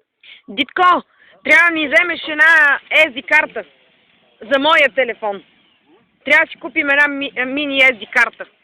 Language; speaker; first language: Bulgarian; native; Bulgarian